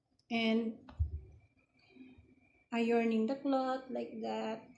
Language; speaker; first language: English; non-native, learner; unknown